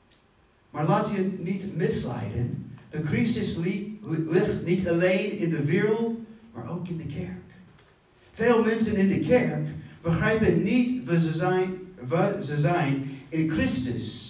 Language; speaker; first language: Dutch; non-native, fluent; English